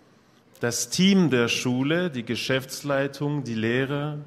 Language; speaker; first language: German; non-native, local second language; French